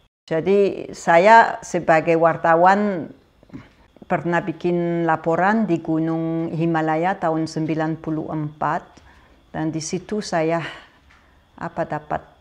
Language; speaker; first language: Indonesian; non-native, fluent; French